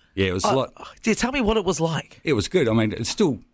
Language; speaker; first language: English; native; English